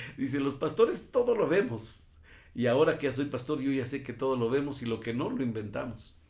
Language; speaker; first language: Spanish; native; Spanish